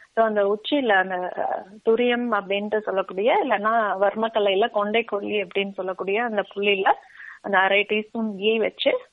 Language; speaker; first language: Tamil; native; Tamil